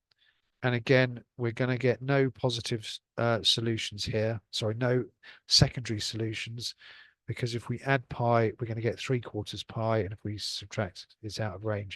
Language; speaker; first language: English; native; English